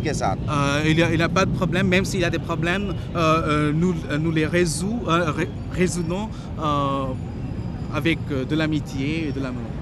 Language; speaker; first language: French; non-native, learner; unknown